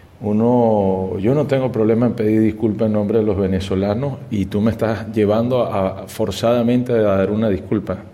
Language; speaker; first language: Spanish; native; Spanish